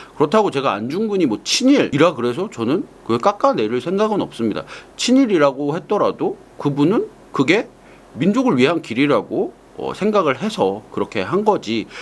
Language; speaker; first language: Korean; native; Korean